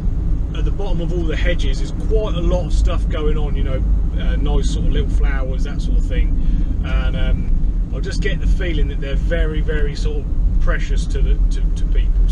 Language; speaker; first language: English; native; English